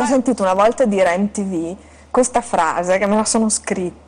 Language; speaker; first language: Italian; native; Italian